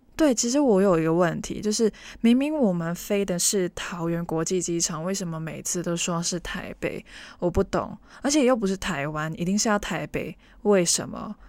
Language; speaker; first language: Chinese; non-native, local second language; Cantonese